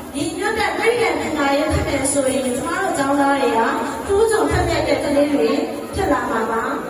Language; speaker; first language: Burmese; native; Burmese